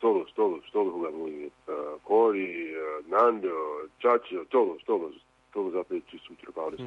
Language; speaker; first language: Spanish; non-native, fluent; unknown